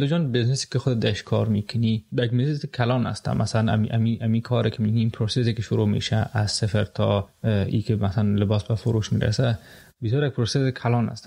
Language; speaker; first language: Persian; native; Persian